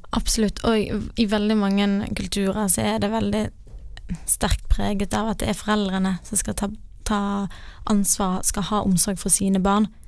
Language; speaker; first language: Norwegian; native; Norwegian